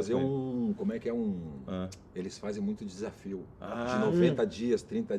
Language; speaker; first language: Portuguese; native; Portuguese